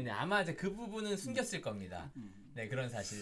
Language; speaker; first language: Korean; native; Korean